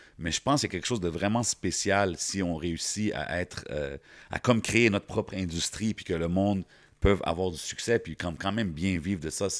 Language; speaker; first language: French; native; French